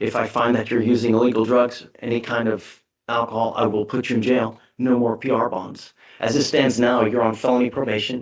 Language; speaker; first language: English; native; English